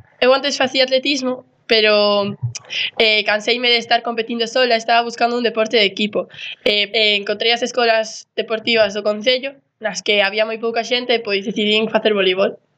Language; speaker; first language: Galician; non-native, local second language; Spanish